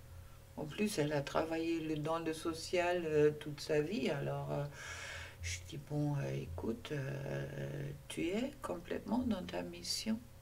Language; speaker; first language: French; non-native, fluent; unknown